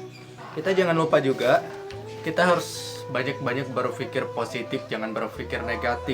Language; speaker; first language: Indonesian; native; Indonesian